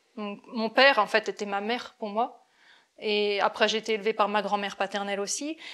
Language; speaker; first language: French; native; French